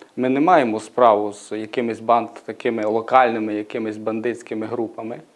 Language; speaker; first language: Ukrainian; native; Ukrainian